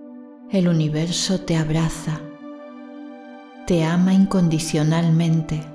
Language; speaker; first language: Spanish; native; Spanish